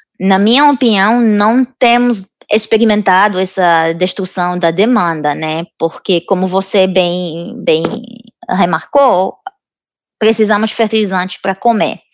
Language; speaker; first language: Portuguese; non-native, fluent; Romanian